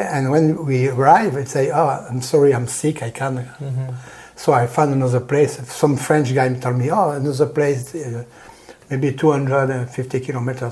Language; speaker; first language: English; non-native, learner; French